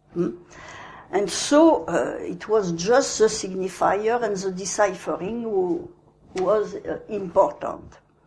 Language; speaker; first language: English; non-native, fluent; French